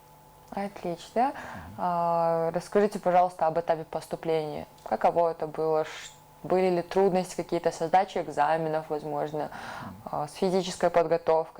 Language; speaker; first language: Russian; native; Russian